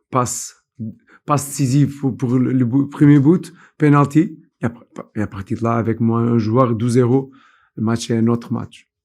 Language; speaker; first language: French; non-native, fluent; Portuguese